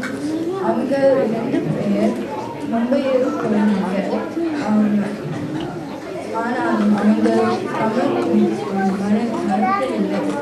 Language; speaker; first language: Tamil; early bilingual, heritage; Tamil